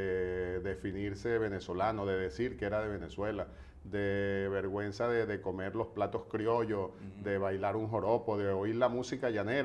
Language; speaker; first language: Spanish; native; Spanish